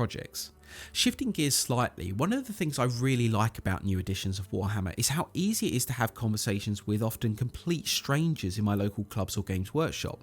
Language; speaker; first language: English; native; English